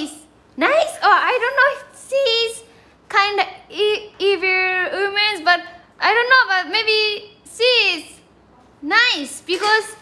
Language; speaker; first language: English; non-native, learner; Japanese